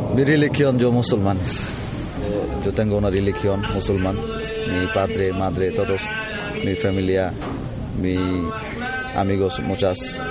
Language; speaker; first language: Spanish; non-native, learner; Bangla